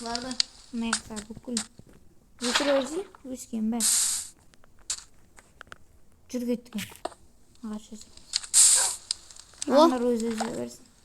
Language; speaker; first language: Kazakh; native; Kazakh